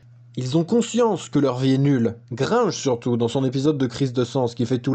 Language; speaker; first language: French; native; French